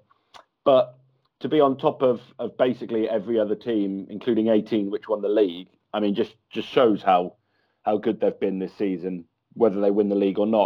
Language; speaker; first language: English; native; English